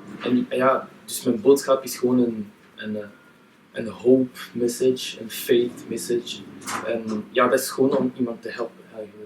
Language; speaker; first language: Dutch; non-native, local second language; French